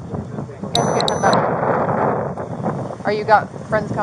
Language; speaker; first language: English; native; English